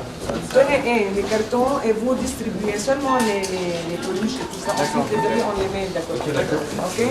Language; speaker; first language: French; non-native, local second language; Arabic